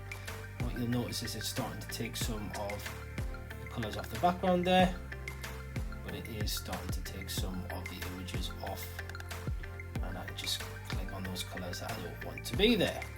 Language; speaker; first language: English; native; English